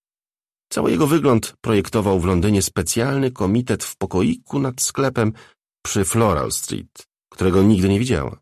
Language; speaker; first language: Polish; native; Polish